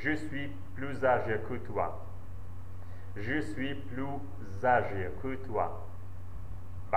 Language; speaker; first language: French; non-native, learner; Central Kurdish